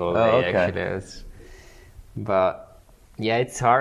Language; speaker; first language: English; non-native, fluent; Italian